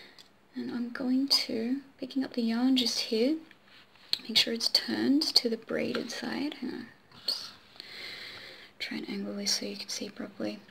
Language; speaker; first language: English; native; English